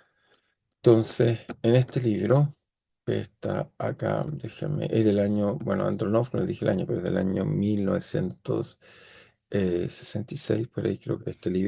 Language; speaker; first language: Spanish; native; Spanish